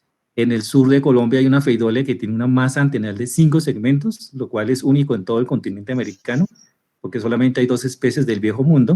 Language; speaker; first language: Spanish; native; Spanish